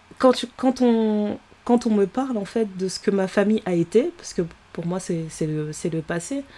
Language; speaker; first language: French; early bilingual, other home language; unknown